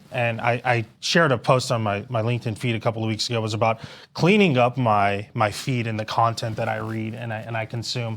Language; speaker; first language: English; native; English